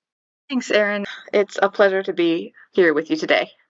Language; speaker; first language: English; native; English